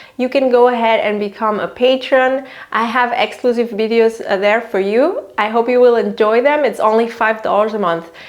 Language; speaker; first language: English; non-native, fluent; Catalan